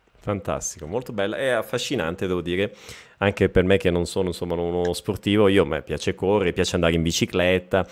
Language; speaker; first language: Italian; native; Italian